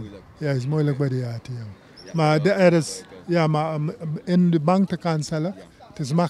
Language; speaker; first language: Dutch; non-native, local second language; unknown